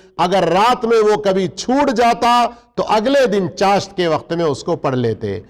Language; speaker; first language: Urdu; native; Urdu